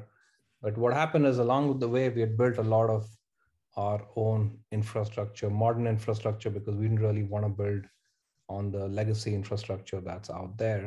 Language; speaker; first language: English; non-native, local second language; Hindi